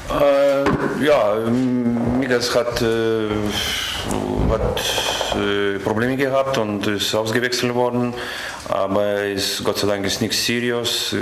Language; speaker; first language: German; non-native, learner; Lithuanian